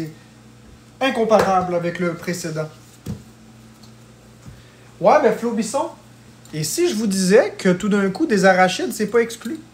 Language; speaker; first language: French; native; French